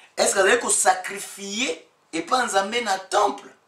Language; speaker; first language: French; non-native, local second language; Lingala